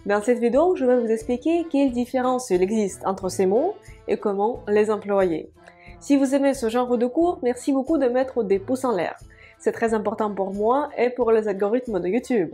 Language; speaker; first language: French; non-native, fluent; Russian